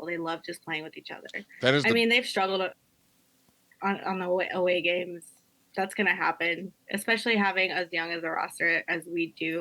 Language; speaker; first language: English; native; English